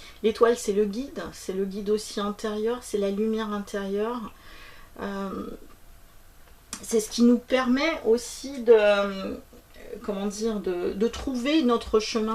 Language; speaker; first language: French; native; French